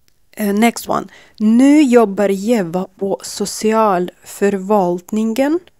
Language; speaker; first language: Swedish; non-native, learner; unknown